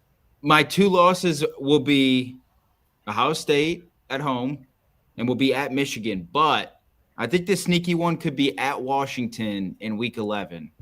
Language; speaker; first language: English; native; English